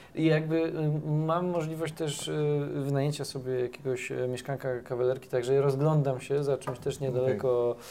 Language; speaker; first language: Polish; native; Polish